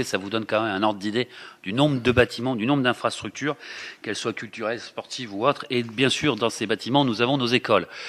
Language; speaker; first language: French; native; French